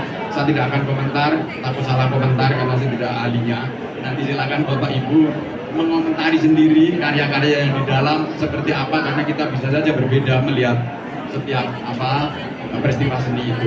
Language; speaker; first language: Indonesian; native; Indonesian